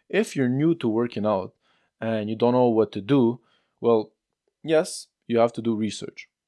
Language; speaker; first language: English; non-native, fluent; French